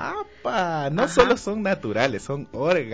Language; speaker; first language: Spanish; native; Spanish